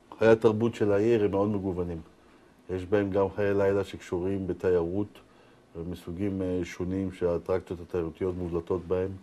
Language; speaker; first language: Hebrew; native; Hebrew